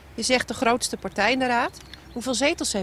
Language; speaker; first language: Dutch; native; Dutch